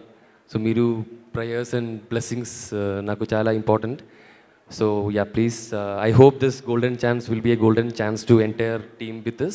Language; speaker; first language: Telugu; non-native, learner; Malayalam